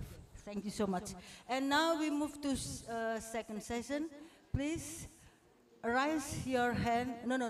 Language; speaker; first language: English; non-native, fluent; Indonesian